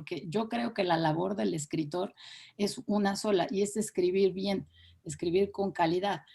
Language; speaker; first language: Spanish; native; Spanish